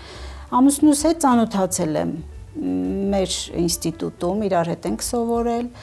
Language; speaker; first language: Armenian; native; Armenian